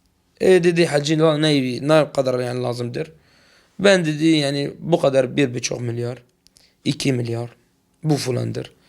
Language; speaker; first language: Turkish; non-native, learner; Arabic